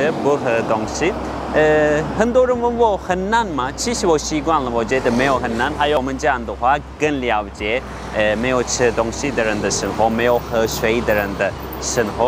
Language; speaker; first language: Chinese; non-native, fluent; Turkish